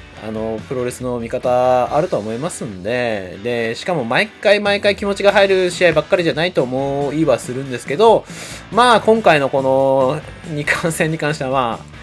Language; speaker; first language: Japanese; native; Japanese